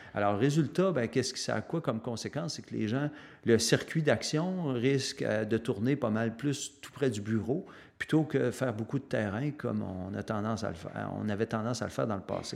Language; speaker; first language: French; native; French